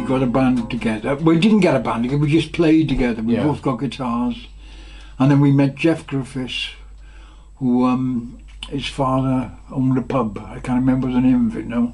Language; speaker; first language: English; native; English